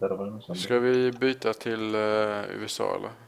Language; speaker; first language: Swedish; native; Swedish